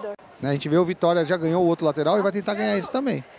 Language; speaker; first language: Portuguese; native; Portuguese